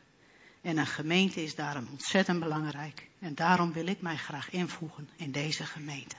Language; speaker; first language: Dutch; native; Dutch